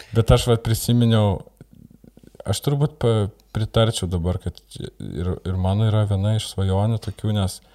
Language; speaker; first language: Lithuanian; native; Lithuanian